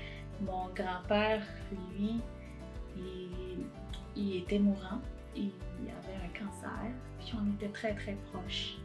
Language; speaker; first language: French; non-native, local second language; Haitian Creole